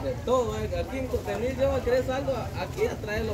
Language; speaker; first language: Spanish; native; Spanish